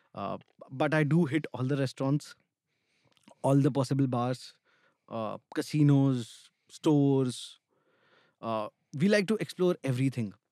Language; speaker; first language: English; non-native, local second language; Hindi